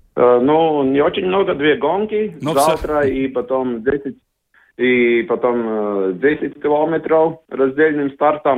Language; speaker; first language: Russian; non-native, learner; Latvian